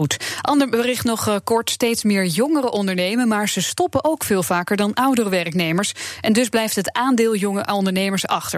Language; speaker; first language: Dutch; native; Dutch